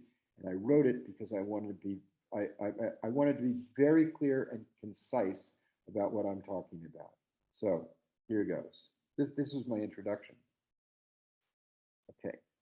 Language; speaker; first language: English; native; English